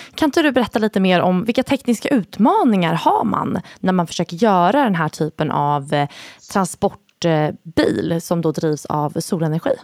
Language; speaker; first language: Swedish; native; Swedish